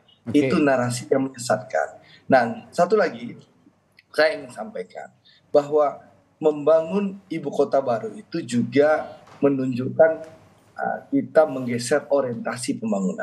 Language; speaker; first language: Indonesian; native; Indonesian